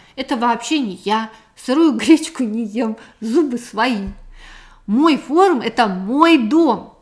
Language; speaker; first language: Russian; native; Russian